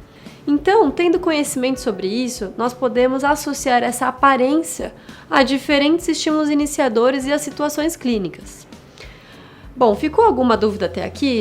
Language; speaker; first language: Portuguese; native; Portuguese